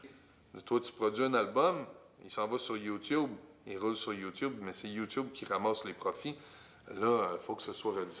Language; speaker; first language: French; native; French